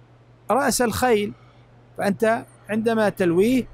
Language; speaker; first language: Arabic; native; Arabic